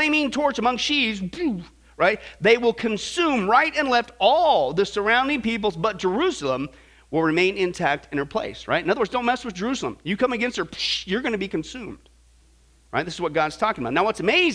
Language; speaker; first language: English; native; English